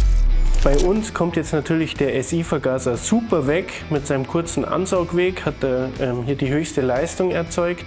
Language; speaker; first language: German; native; German